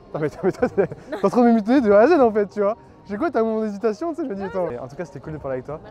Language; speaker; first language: French; native; French